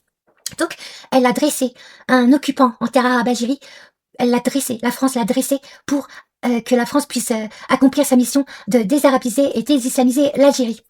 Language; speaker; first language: French; non-native, local second language; Arabic